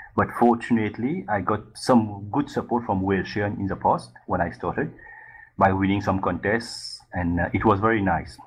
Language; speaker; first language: English; non-native, fluent; Morisyen